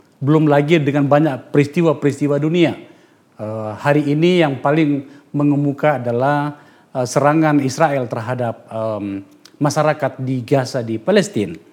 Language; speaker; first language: Indonesian; native; Indonesian